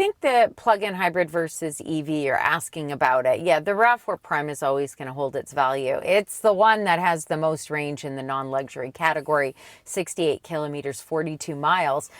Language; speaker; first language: English; native; English